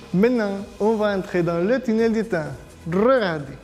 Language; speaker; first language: French; non-native, fluent; Spanish